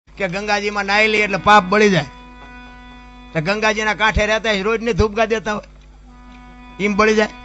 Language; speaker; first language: Gujarati; native; Gujarati